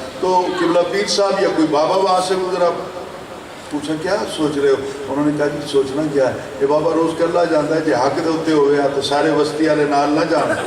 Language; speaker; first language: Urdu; non-native, local second language; Saraiki